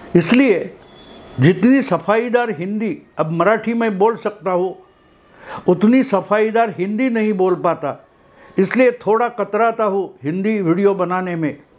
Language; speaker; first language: Hindi; non-native, local second language; Marathi